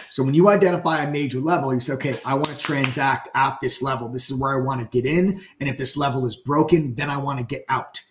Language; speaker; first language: English; native; English